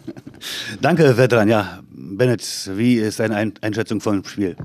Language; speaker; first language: German; native; German